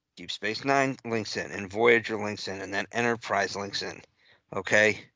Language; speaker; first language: English; native; English